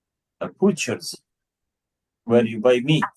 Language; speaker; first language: English; non-native, fluent; Arabic